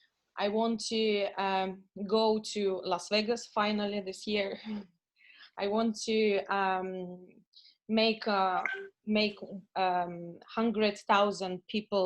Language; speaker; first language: English; non-native, fluent; Russian